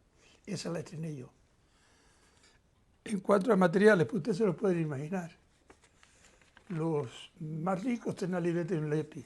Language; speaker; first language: Spanish; native; Spanish